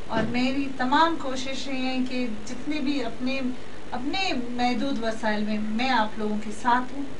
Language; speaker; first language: Urdu; non-native, local second language; Baluchi